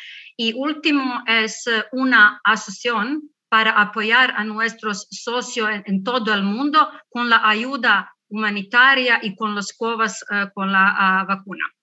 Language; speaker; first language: Spanish; non-native, learner; Croatian